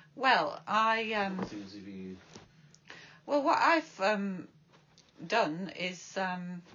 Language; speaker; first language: English; native; English